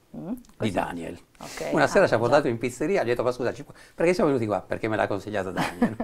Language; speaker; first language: Italian; native; Italian